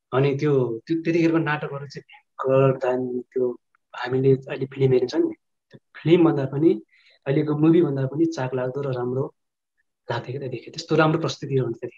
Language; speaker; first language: Nepali; native; Nepali